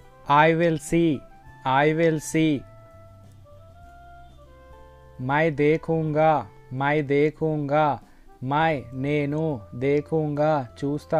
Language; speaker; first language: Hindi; non-native, local second language; Telugu